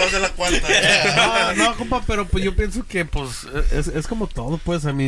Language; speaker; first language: Spanish; native; Spanish